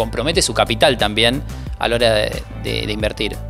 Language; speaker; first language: Spanish; native; Spanish